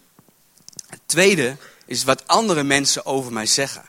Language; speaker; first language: Dutch; native; Dutch